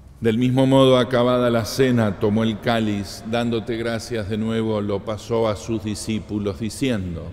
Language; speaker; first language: Spanish; native; Spanish